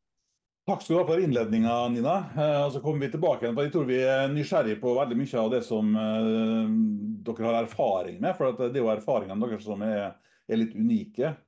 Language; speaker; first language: Norwegian; native; Norwegian